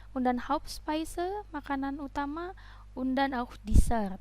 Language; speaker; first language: German; non-native, fluent; Indonesian